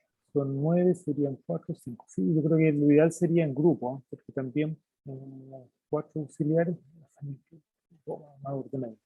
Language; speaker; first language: Spanish; native; Spanish